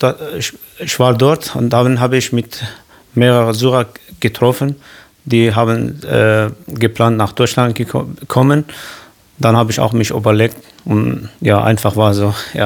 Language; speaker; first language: German; non-native, learner; Kurdish